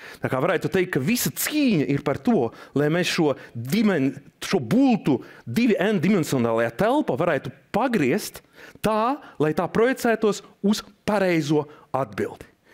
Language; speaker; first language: Latvian; non-native, local second language; Russian